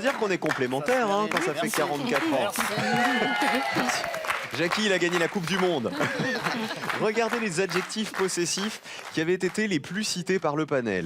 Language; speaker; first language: French; native; French